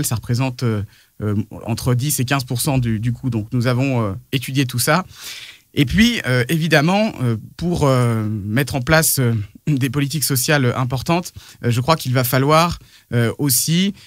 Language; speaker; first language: French; native; French